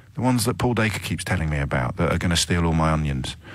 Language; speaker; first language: English; native; English